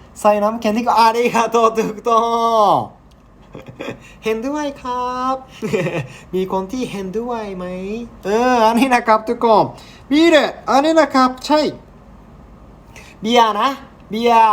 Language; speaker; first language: Thai; non-native, learner; Japanese